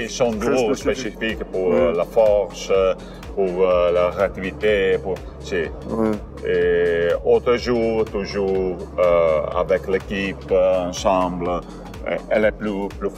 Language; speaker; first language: French; non-native, learner; Italian